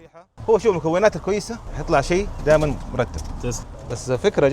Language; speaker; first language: Arabic; native; Arabic